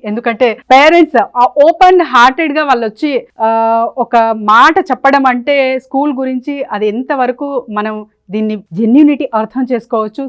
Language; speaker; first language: Telugu; non-native, local second language; Urdu